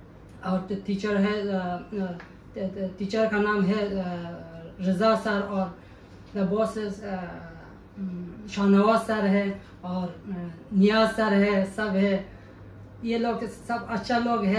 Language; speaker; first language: Hindi; non-native, learner; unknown